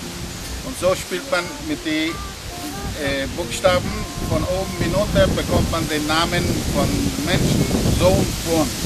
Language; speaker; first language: German; non-native, fluent; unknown